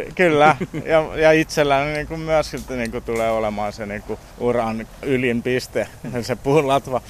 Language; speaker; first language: Finnish; early bilingual, heritage; Finnish